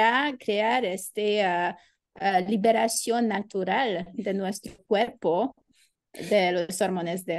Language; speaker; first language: Spanish; non-native, learner; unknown